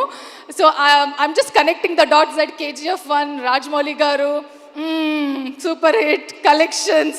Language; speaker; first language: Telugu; non-native, learner; Kannada